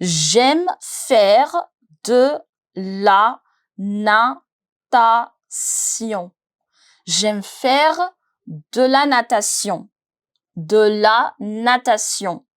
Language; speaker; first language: French; non-native, fluent; Hindi